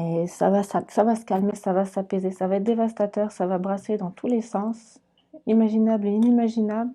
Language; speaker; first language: French; native; French